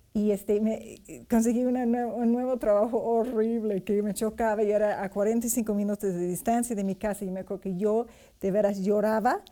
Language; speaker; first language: Spanish; non-native, fluent; English